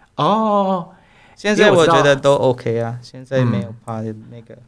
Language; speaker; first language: Chinese; non-native, learner; Spanish